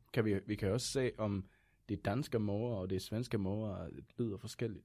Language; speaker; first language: Danish; non-native, fluent; Swedish